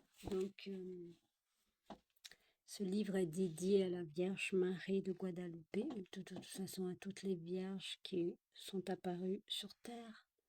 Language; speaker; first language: French; native; French